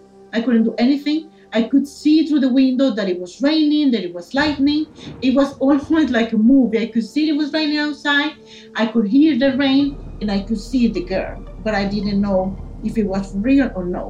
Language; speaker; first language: English; non-native, fluent; Spanish